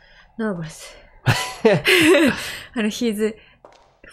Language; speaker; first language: English; non-native, learner; Japanese